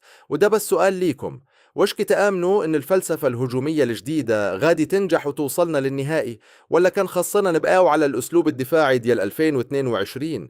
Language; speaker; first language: Arabic; native; Arabic